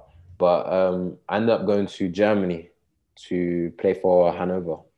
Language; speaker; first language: English; native; English